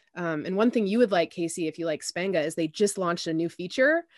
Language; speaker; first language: English; native; English